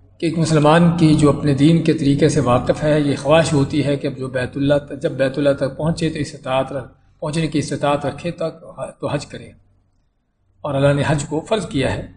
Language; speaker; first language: Urdu; native; Urdu